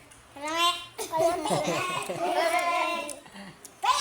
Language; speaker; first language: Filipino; non-native, local second language; Cebuano